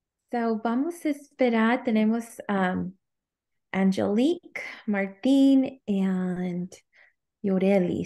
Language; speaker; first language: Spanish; early bilingual, heritage; Spanish